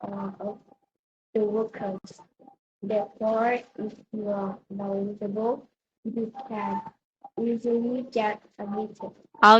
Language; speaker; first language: English; non-native, learner; Vietnamese